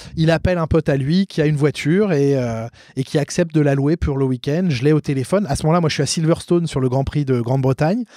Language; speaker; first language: French; native; French